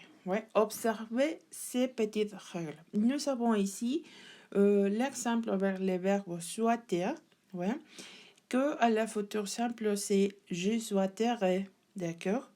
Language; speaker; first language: French; non-native, learner; Spanish